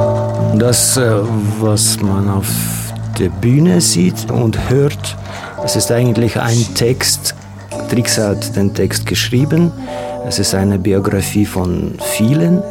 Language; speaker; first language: German; non-native, fluent; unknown